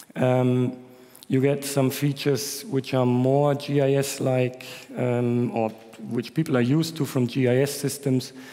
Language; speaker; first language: English; non-native, fluent; German